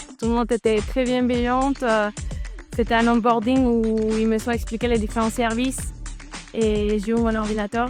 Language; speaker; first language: French; non-native, fluent; Spanish